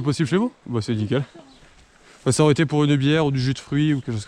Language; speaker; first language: French; native; French